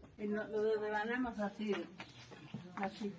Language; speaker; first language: Spanish; native; Spanish